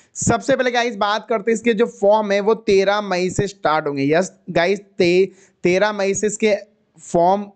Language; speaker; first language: Hindi; native; Hindi